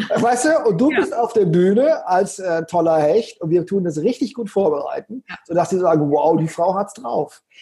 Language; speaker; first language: German; native; German